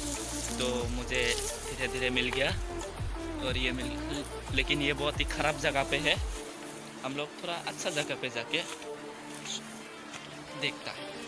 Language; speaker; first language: Hindi; non-native, local second language; Assamese